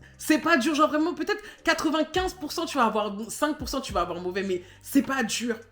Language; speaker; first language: French; native; French